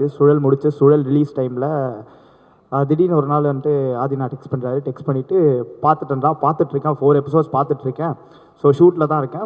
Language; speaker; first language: Tamil; native; Tamil